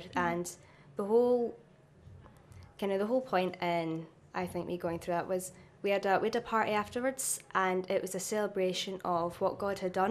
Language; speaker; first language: English; native; English